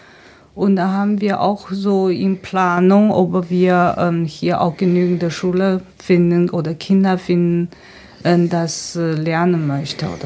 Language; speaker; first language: German; non-native, fluent; Chinese